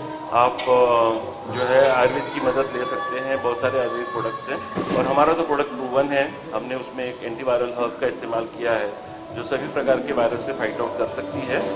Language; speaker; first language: Hindi; native; Hindi